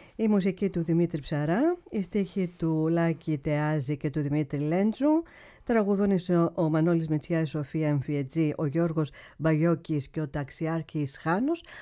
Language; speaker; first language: Greek; native; Greek